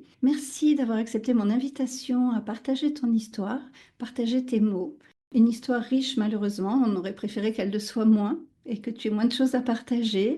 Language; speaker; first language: French; native; French